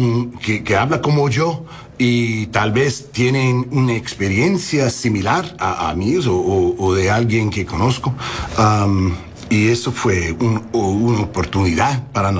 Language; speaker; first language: Spanish; non-native, learner; English